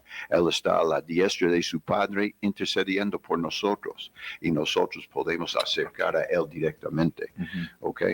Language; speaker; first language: Spanish; non-native, fluent; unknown